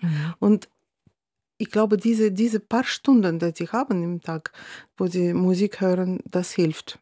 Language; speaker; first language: German; non-native, fluent; Russian